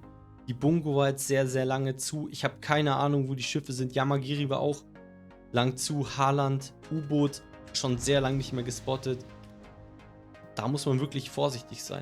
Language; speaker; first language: German; native; German